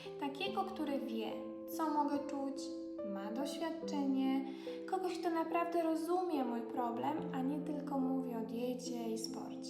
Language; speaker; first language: Polish; native; Polish